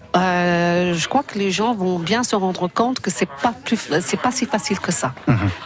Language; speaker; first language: French; non-native, fluent; English